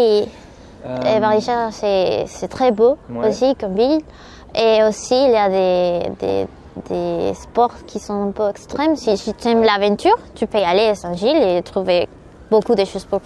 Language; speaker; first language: French; non-native, learner; Spanish